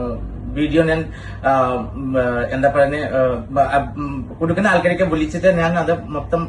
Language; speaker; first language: Malayalam; non-native, fluent; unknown